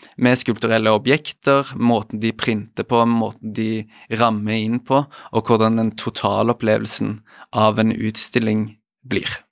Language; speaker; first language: Norwegian; native; Norwegian